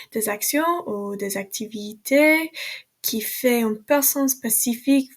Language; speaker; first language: French; non-native, learner; English